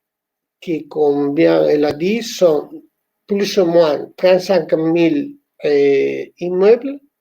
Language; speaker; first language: French; non-native, fluent; Spanish